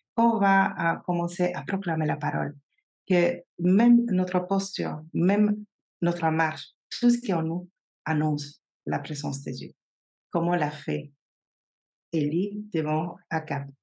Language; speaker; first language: French; non-native, fluent; Spanish